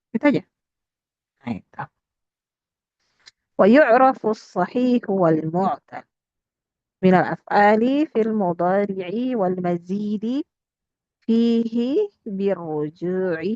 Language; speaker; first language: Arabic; non-native, fluent; Indonesian